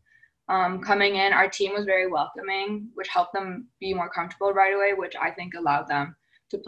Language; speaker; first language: English; native; English